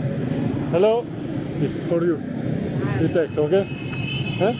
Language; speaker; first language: English; non-native, learner; French